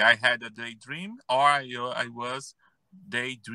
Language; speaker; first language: English; non-native, learner; Portuguese